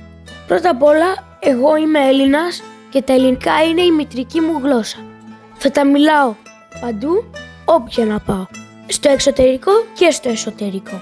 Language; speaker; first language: Greek; early bilingual, heritage; Greek